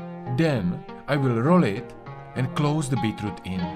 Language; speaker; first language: English; non-native, fluent; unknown